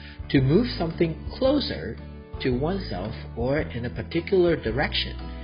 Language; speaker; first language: English; non-native, fluent; Chinese